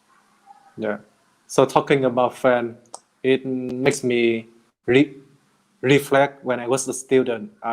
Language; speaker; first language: English; non-native, learner; Vietnamese